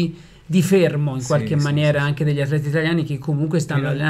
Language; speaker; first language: Italian; native; Italian